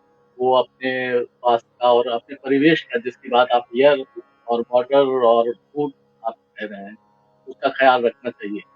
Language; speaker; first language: Hindi; native; Hindi